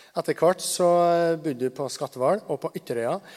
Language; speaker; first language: Norwegian; native; Norwegian